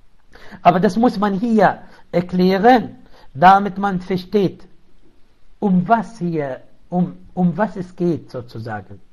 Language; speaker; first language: German; non-native, local second language; Arabic